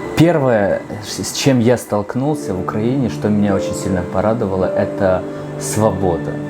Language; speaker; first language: Russian; non-native, local second language; Tajik